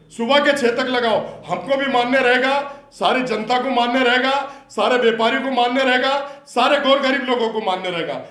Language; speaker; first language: Hindi; non-native, local second language; Urdu